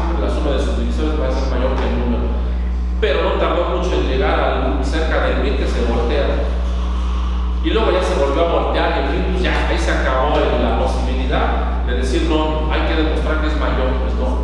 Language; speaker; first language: Spanish; native; Spanish